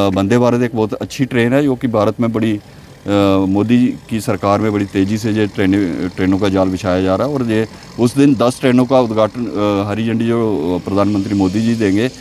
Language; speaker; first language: Hindi; native; Hindi